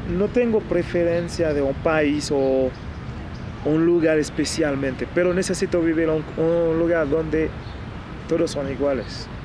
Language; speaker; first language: Spanish; non-native, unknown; Haitian Creole